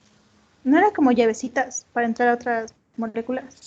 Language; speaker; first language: Spanish; native; Spanish